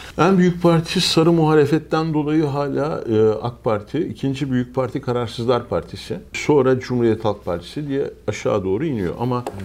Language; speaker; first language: Turkish; native; Turkish